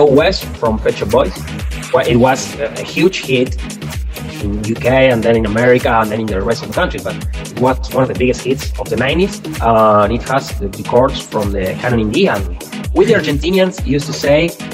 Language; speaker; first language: English; non-native, fluent; Spanish